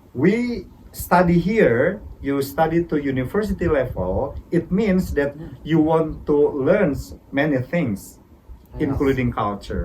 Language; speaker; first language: English; non-native, fluent; Indonesian